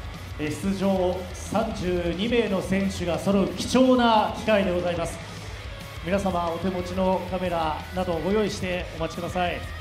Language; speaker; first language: Japanese; native; Japanese